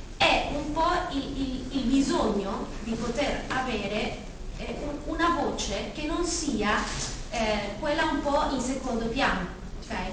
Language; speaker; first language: Italian; non-native, fluent; Spanish